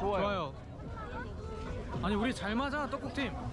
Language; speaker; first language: Korean; native; Korean